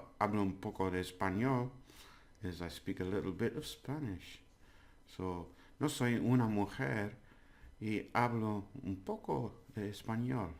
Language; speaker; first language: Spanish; non-native, learner; English